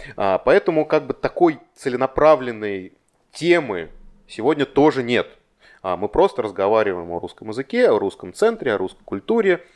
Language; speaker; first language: Russian; native; Russian